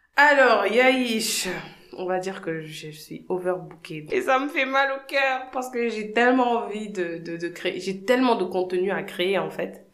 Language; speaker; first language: French; non-native, local second language; Wolof